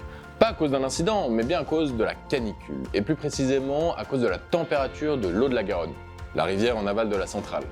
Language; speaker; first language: French; native; French